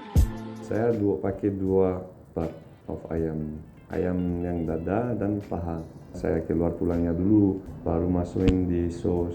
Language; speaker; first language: Indonesian; non-native, fluent; Turkish